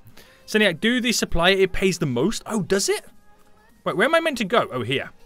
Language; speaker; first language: English; native; English